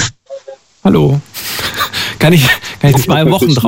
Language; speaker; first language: German; native; German